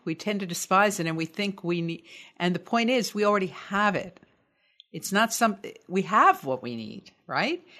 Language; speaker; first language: English; native; English